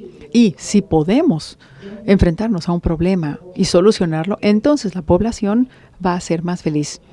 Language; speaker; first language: Spanish; native; Spanish